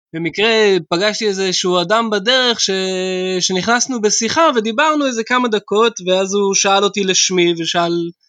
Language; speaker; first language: Hebrew; early bilingual, other home language; English